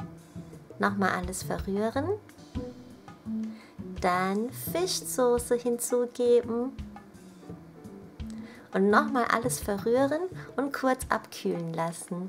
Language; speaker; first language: German; native; German